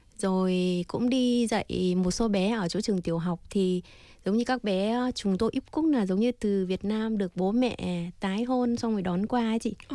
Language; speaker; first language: Vietnamese; native; Vietnamese